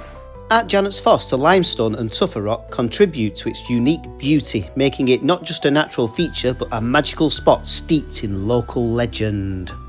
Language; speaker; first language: English; native; English